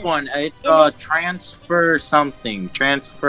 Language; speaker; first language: English; native; English